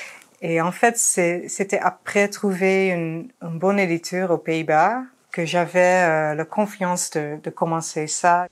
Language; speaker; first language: French; non-native, fluent; Dutch